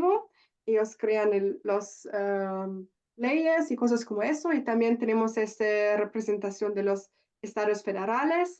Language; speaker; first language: Spanish; non-native, learner; German